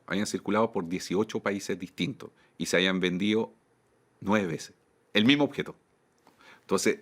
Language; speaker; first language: Spanish; native; Spanish